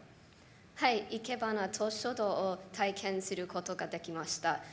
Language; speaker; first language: Japanese; non-native, learner; English